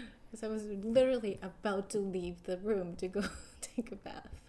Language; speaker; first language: English; non-native, fluent; Japanese